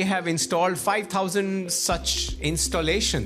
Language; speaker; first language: English; non-native, local second language; Punjabi